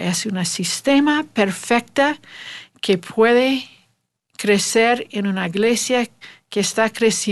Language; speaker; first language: Spanish; non-native, learner; English